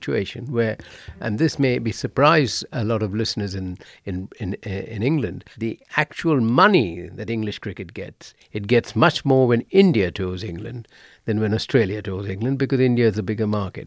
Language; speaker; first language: English; non-native, local second language; Bangla